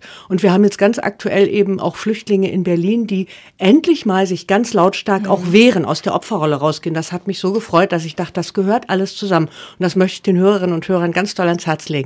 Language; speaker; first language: German; native; German